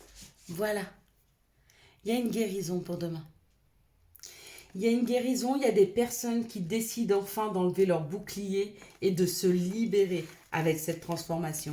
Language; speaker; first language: French; native; French